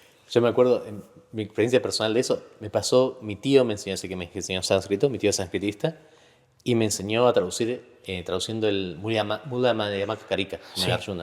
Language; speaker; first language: Spanish; native; Spanish